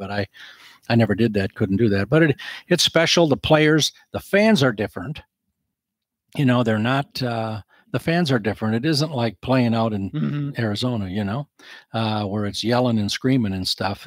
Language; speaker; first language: English; native; English